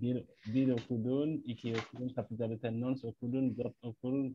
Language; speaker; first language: Turkish; non-native, learner; French